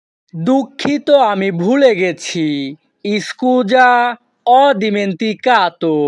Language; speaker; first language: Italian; non-native, fluent; Bangla